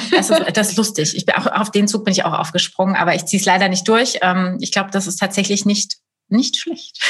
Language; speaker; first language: German; native; German